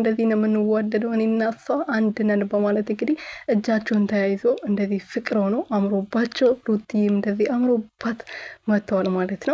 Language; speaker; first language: Amharic; native; Amharic